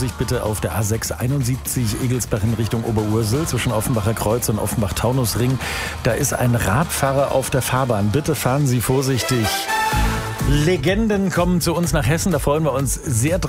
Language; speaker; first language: German; native; German